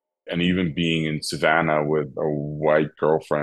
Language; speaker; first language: English; non-native, fluent; Dutch